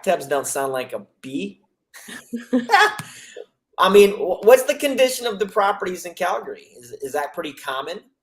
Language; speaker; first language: English; native; English